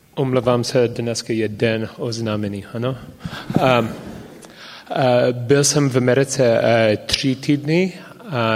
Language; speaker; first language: Czech; non-native, learner; English